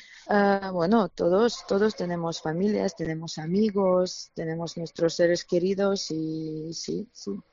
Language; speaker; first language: Spanish; non-native, fluent; Ukrainian